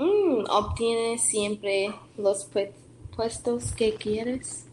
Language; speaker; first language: Spanish; non-native, learner; English